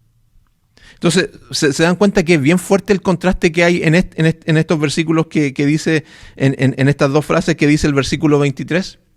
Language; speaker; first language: Spanish; native; Spanish